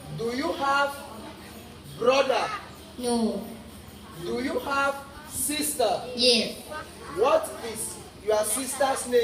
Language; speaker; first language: English; non-native, learner; Thai